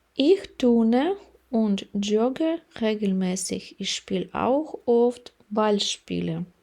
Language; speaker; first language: German; non-native, fluent; Ukrainian